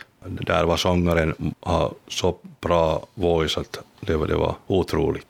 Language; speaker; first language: Swedish; non-native, local second language; Finnish